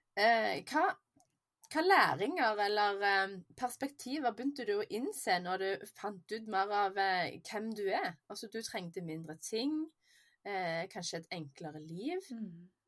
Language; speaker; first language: Norwegian; native; Norwegian